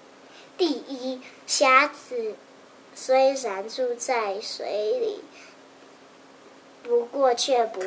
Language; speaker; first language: Chinese; native; Chinese